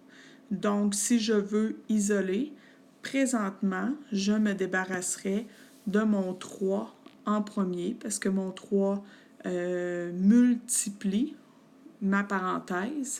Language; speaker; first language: French; native; French